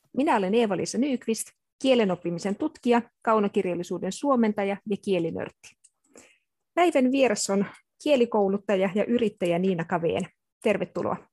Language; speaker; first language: Finnish; native; Finnish